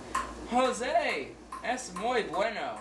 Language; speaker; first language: Spanish; non-native, learner; English